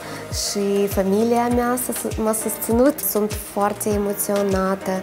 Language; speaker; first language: Romanian; non-native, local second language; Russian